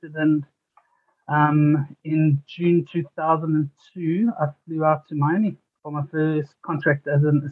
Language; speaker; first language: English; native; English